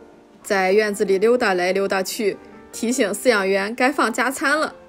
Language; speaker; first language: Chinese; native; Chinese